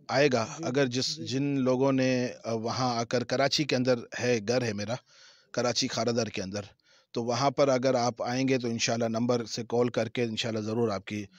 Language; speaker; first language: Urdu; native; Urdu